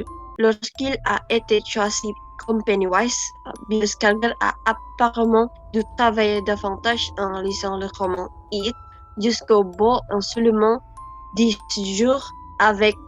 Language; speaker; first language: French; non-native, learner; Indonesian